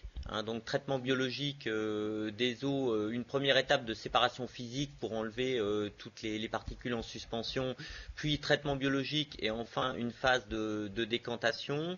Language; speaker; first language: French; native; French